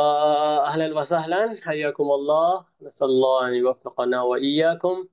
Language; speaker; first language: Arabic; non-native, fluent; Malay